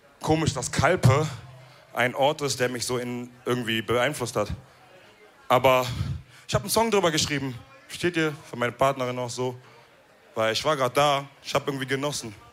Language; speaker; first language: German; early bilingual, other home language; Wolof